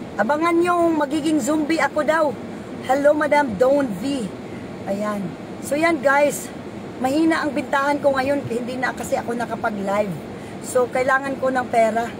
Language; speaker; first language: Filipino; non-native, local second language; Cebuano